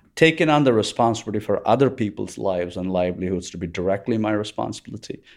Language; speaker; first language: English; non-native, local second language; Tamil